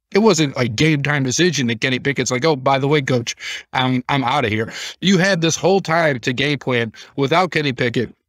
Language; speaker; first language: English; native; English